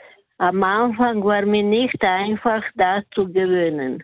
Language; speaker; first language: German; non-native, learner; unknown